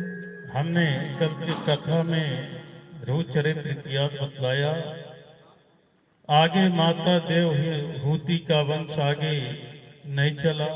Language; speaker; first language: Hindi; native; Hindi